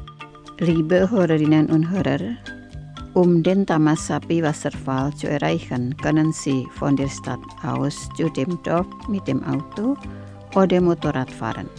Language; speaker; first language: German; non-native, fluent; Indonesian